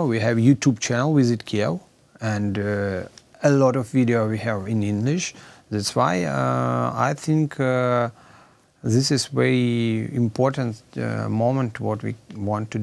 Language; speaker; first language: English; non-native, learner; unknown